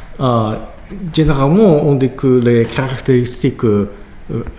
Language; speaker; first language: French; non-native, learner; Japanese